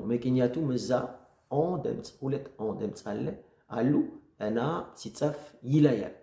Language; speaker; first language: Amharic; non-native, learner; French